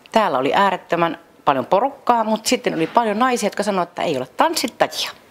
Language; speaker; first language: Finnish; native; Finnish